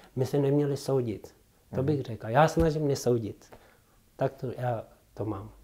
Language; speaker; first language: Czech; non-native, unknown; Tibetan